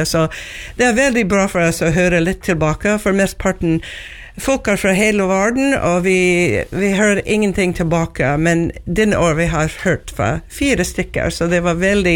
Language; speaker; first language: Norwegian; non-native, learner; English